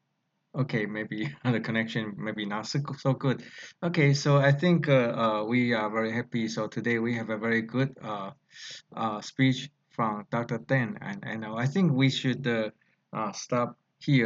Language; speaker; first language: English; non-native, learner; Chinese